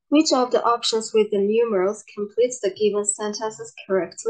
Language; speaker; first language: English; non-native, fluent; Azerbaijani